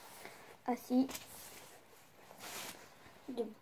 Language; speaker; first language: French; native; French